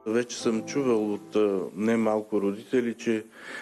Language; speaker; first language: Bulgarian; native; Bulgarian